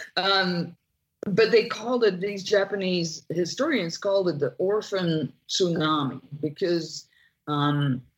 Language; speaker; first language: English; non-native, fluent; Dutch